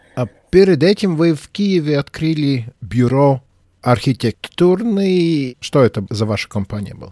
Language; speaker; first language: Russian; non-native, local second language; Latvian